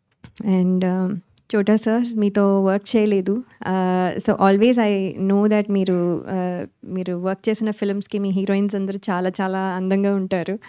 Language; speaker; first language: Telugu; native; Telugu